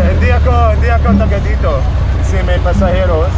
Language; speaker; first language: Filipino; non-native, learner; Arabic